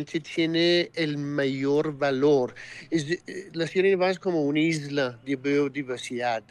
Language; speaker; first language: Spanish; non-native, fluent; English